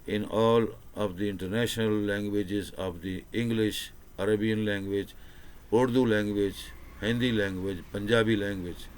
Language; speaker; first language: English; non-native, local second language; Urdu